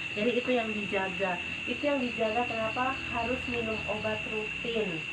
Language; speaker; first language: Indonesian; non-native, local second language; Sundanese